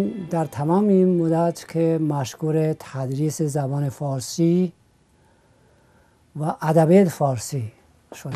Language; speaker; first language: Persian; non-native, fluent; Chinese